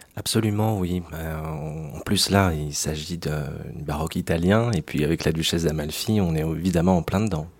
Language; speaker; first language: French; native; French